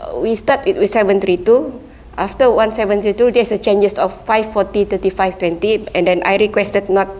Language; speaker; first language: English; non-native, local second language; Malay